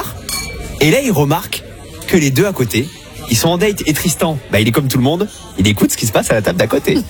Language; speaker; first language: French; native; French